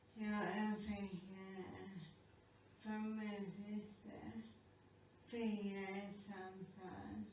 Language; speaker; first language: Swedish; non-native, fluent; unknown